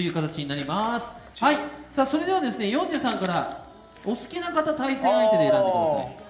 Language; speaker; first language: Japanese; native; Japanese